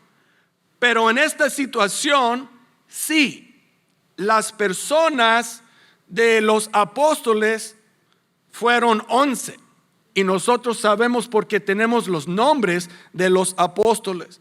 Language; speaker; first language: Spanish; non-native, fluent; English